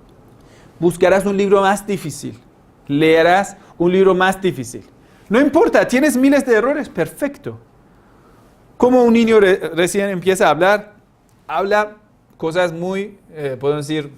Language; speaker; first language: Spanish; non-native, fluent; Persian